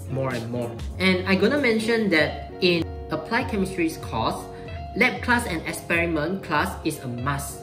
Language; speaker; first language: English; non-native, local second language; Chinese